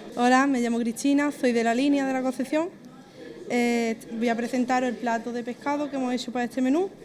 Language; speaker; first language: Spanish; native; Spanish